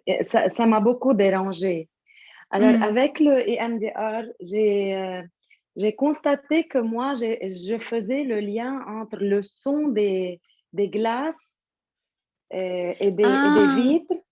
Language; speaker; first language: French; non-native, local second language; Arabic